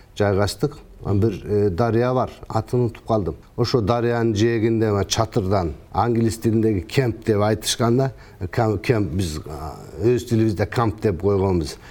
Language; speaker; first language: Kyrgyz; early bilingual, heritage; Kyrgyz